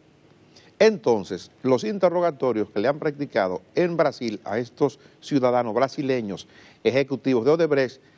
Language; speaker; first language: Spanish; native; Spanish